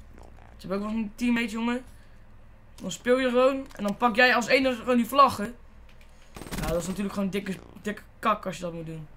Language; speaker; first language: Dutch; native; Dutch